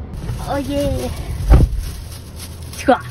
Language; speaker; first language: Korean; non-native, learner; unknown